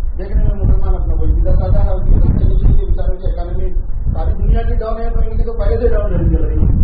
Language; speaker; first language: Urdu; native; Urdu